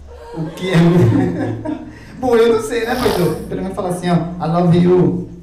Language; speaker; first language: Portuguese; native; Portuguese